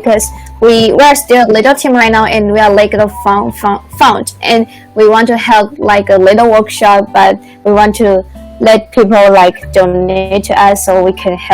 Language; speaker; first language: English; non-native, learner; Chinese